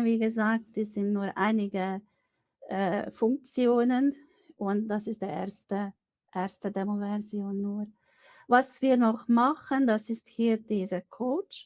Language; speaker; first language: German; non-native, fluent; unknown